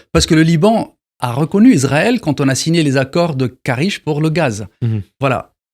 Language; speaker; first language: French; non-native, local second language; Arabic